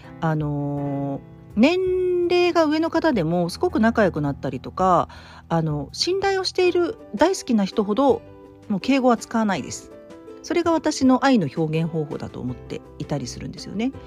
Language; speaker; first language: Japanese; native; Japanese